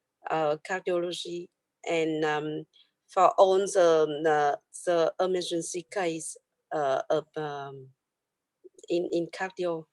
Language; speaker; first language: English; non-native, learner; Vietnamese